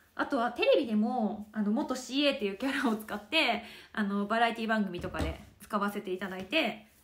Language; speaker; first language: Japanese; native; Japanese